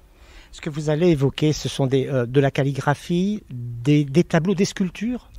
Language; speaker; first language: French; native; French